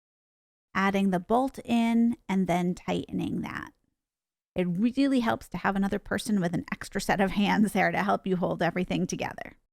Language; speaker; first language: English; native; English